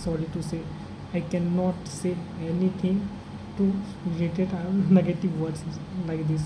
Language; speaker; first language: English; non-native, learner; Hindi